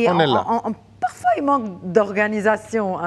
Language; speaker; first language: French; non-native, local second language; Arabic